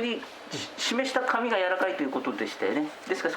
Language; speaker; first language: Japanese; native; Japanese